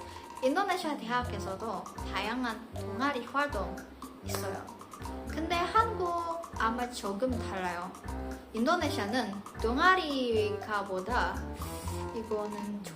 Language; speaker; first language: Korean; non-native, fluent; Indonesian